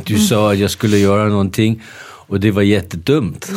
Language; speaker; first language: Swedish; non-native, fluent; Danish